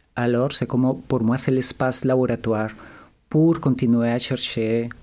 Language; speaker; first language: French; non-native, learner; Spanish